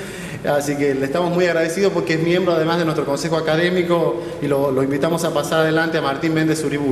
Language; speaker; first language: Spanish; native; Spanish